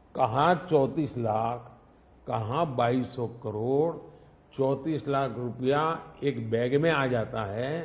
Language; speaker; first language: Hindi; non-native, local second language; Gujarati